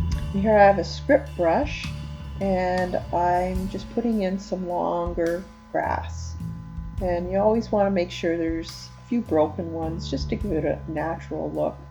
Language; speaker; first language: English; native; English